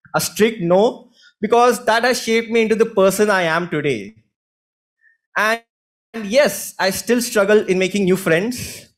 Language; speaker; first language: English; non-native, local second language; Hindi